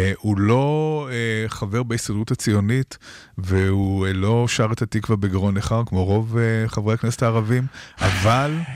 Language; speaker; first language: Hebrew; native; Hebrew